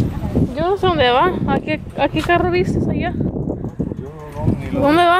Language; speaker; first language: Spanish; early bilingual, other home language; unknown